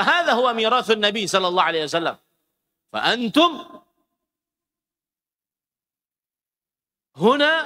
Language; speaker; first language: Arabic; non-native, fluent; Indonesian